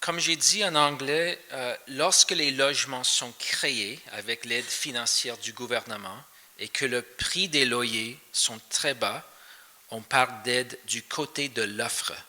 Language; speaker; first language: French; non-native, fluent; English